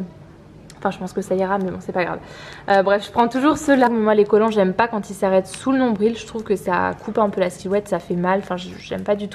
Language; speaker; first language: French; native; French